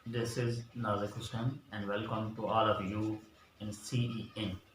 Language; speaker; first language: English; non-native, local second language; Urdu